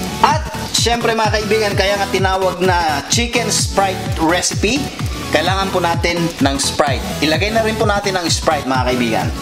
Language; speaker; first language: Filipino; non-native, local second language; Iloko